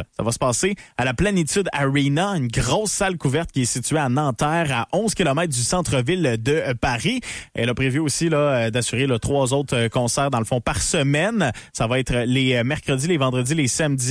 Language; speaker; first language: French; native; French